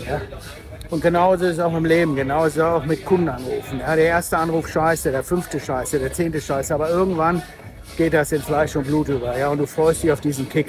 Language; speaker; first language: German; native; German